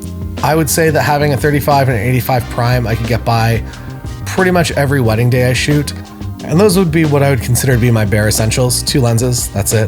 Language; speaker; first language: English; native; English